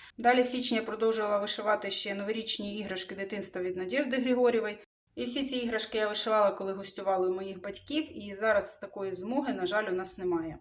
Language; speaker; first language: Ukrainian; non-native, local second language; Russian